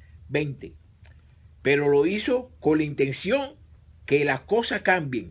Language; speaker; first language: Spanish; native; Spanish